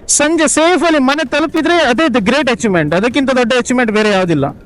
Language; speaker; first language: Kannada; native; Kannada